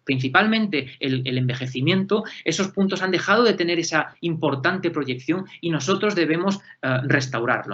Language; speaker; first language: Spanish; native; Spanish